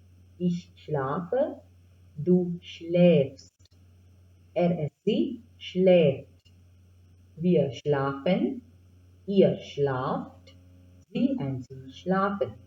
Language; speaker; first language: German; non-native, fluent; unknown